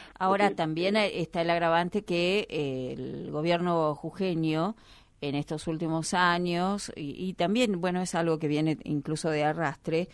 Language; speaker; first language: Spanish; native; Spanish